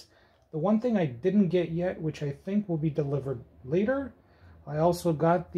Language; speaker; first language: English; native; English